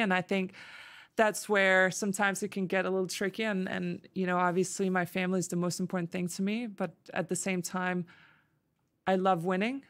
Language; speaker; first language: English; non-native, fluent; Danish